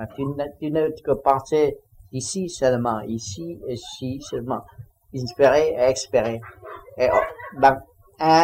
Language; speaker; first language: French; non-native, learner; Vietnamese